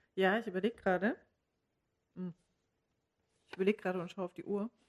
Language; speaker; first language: German; native; German